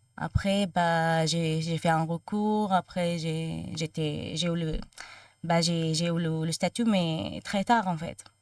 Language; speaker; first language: French; non-native, fluent; Arabic